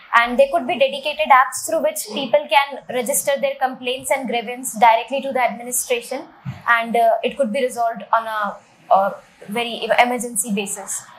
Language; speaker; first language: English; non-native, local second language; Hindi